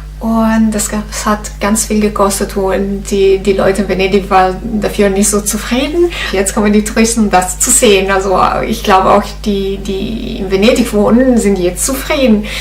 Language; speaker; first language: German; non-native, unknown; Italian